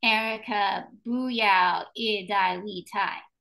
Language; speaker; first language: Chinese; non-native, learner; English